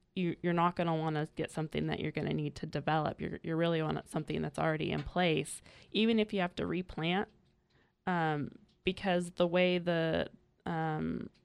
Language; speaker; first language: English; native; English